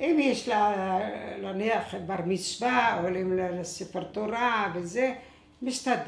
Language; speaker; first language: Hebrew; non-native, fluent; Arabic